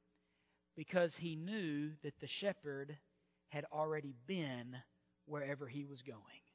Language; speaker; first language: English; native; English